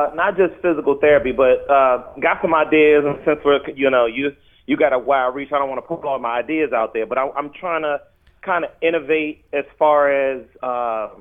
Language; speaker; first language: English; early bilingual, other home language; Arabic